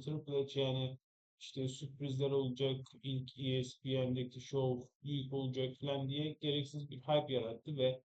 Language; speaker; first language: Turkish; native; Turkish